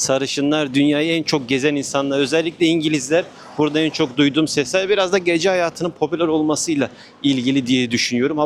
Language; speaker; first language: Turkish; native; Turkish